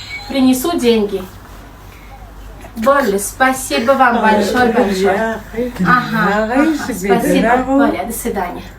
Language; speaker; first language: Russian; non-native, fluent; Turkmen